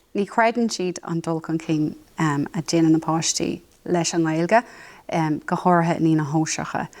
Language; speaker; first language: Irish; non-native, local second language; English